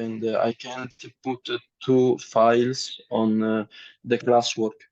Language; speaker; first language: English; non-native, learner; Italian